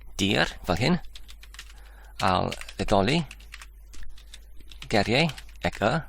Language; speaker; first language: Welsh; non-native, learner; Polish